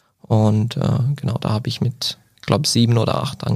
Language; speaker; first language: German; non-native, fluent; Croatian